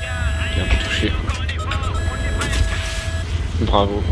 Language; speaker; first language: French; native; French